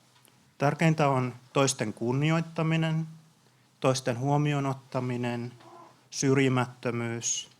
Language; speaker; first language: Finnish; native; Finnish